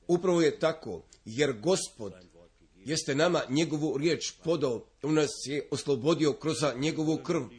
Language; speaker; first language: Serbian; early bilingual, heritage; Serbian